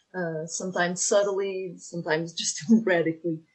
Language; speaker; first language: English; non-native, fluent; Portuguese